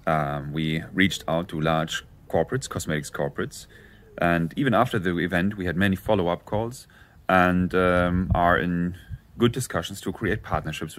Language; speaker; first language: English; non-native, fluent; German